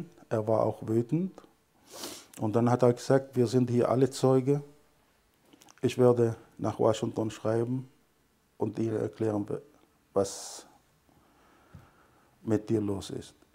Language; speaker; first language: German; non-native, fluent; Arabic